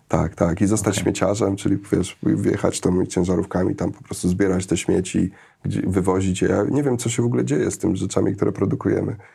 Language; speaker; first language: Polish; early bilingual, heritage; Polish